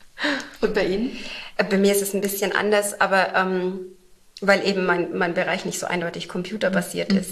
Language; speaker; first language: German; native; German